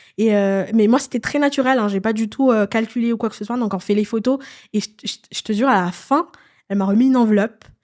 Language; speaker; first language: French; non-native, local second language; Malagasy